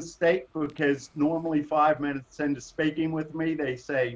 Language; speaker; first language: English; native; English